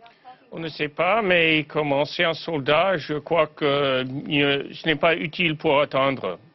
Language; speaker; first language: French; non-native, fluent; English